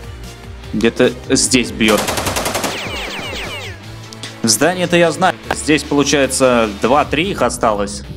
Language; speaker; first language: Russian; native; Russian